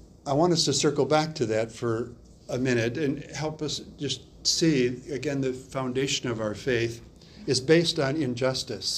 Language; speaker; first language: English; native; English